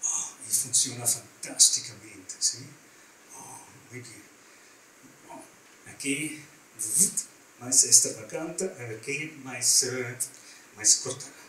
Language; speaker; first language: Portuguese; non-native, learner; German